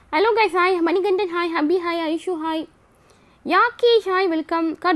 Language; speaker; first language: Tamil; early bilingual, heritage; Tamil